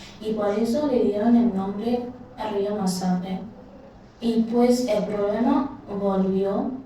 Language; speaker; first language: Spanish; non-native, fluent; Haitian Creole